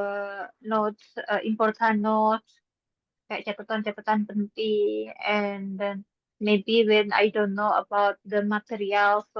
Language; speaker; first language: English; non-native, learner; Indonesian